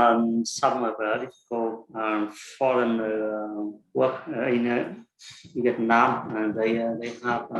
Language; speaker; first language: English; non-native, learner; Vietnamese